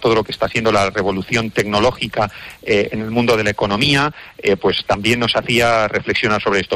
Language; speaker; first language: Spanish; native; Spanish